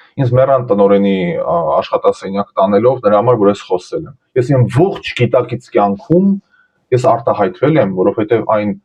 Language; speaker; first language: Armenian; early bilingual, heritage; Armenian